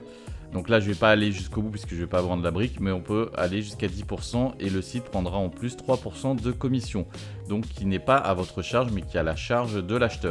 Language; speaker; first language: French; native; French